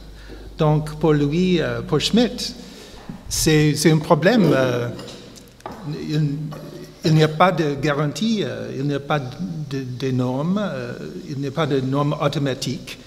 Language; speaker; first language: French; non-native, fluent; English